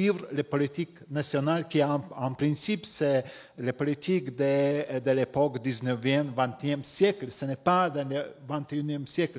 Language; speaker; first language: French; non-native, fluent; Latvian